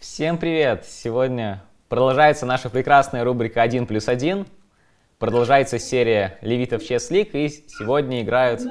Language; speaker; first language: Russian; native; Russian